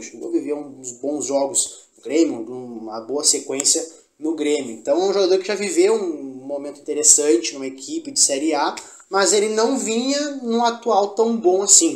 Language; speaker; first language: Portuguese; native; Portuguese